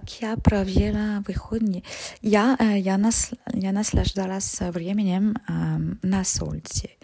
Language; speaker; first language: Russian; non-native, learner; French